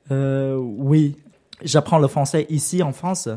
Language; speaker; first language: French; non-native, learner; Vietnamese